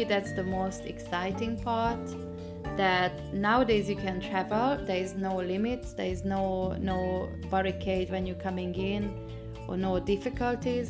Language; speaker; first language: English; non-native, fluent; Hungarian